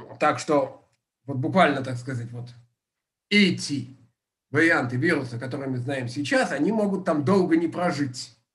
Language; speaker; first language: Russian; native; Russian